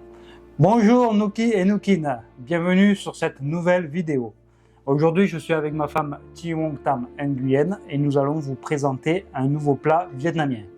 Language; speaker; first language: French; native; French